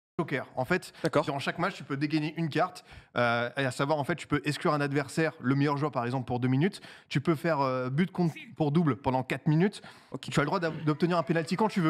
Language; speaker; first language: French; native; French